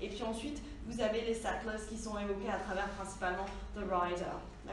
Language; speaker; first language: French; native; French